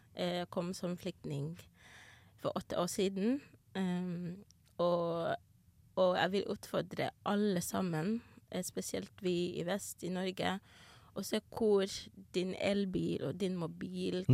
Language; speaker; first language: Norwegian; non-native, fluent; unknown